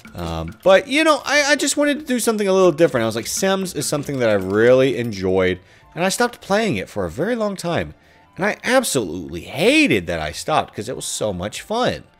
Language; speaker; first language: English; native; English